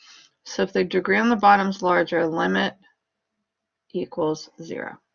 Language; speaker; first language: English; native; English